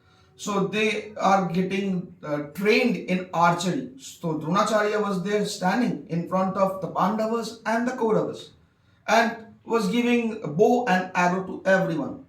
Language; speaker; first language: English; non-native, local second language; Bangla